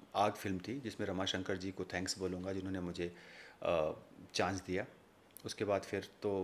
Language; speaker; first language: Hindi; native; Hindi